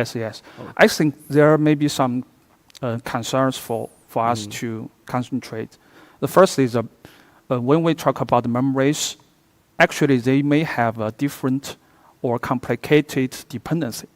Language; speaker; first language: English; non-native, fluent; Chinese